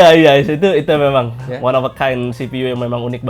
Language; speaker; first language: Indonesian; native; Indonesian